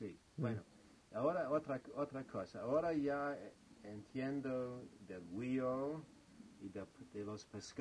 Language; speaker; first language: Spanish; non-native, fluent; English